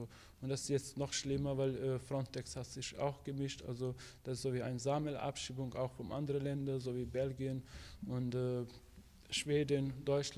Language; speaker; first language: German; non-native, fluent; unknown